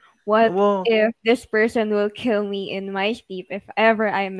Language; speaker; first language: English; non-native, local second language; Filipino